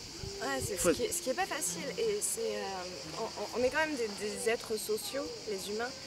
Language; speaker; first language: French; native; French